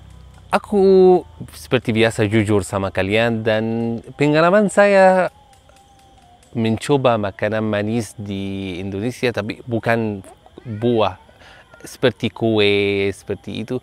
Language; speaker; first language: Indonesian; non-native, learner; Arabic